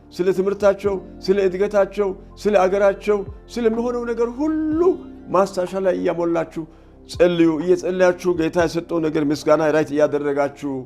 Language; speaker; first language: Amharic; non-native, local second language; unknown